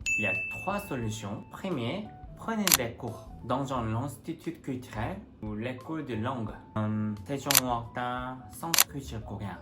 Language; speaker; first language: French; non-native, fluent; Korean